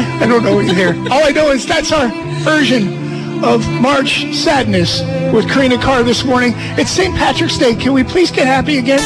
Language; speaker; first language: English; native; English